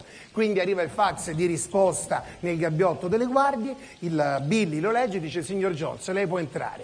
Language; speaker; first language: Italian; native; Italian